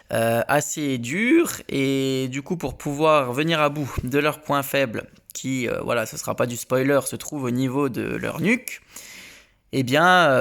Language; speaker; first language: French; native; French